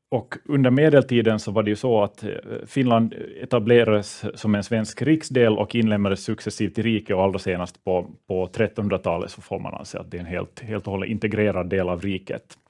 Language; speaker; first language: Swedish; native; Swedish